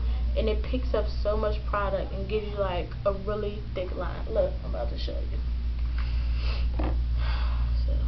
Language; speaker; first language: English; native; English